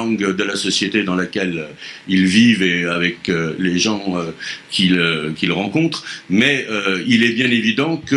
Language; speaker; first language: French; native; French